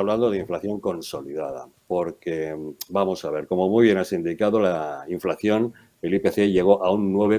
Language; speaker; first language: Spanish; native; Spanish